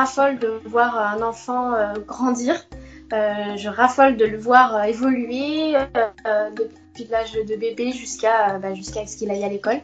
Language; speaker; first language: French; native; French